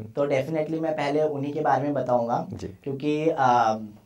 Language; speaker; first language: Hindi; native; Hindi